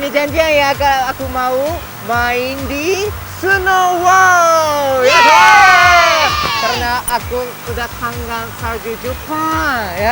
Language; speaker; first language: Indonesian; non-native, fluent; Japanese